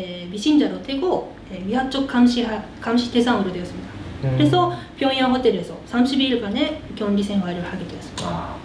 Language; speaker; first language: Korean; early bilingual, heritage; Korean